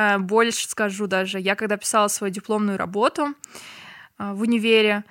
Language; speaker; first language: Russian; non-native, local second language; Turkmen